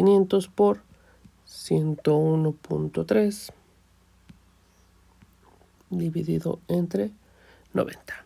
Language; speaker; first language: Spanish; native; Spanish